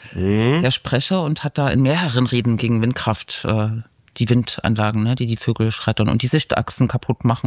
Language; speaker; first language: German; native; German